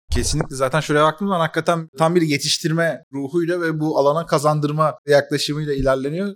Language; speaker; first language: Turkish; native; Turkish